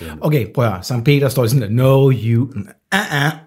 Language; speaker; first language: Danish; native; Danish